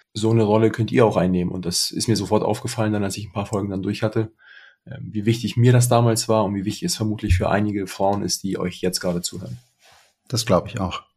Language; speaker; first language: German; early bilingual, other home language; Russian